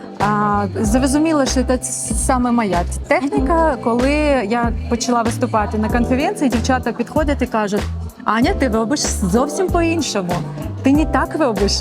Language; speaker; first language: Ukrainian; non-native, local second language; Russian